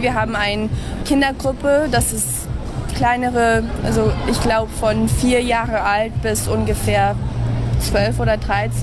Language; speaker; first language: German; early bilingual, heritage; English